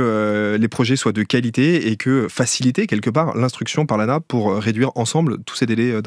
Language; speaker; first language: French; native; French